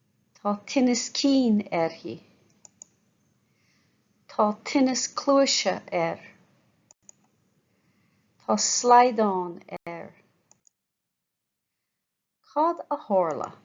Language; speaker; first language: Irish; non-native, local second language; English